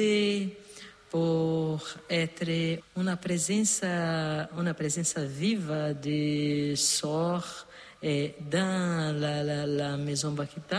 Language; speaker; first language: French; non-native, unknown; Portuguese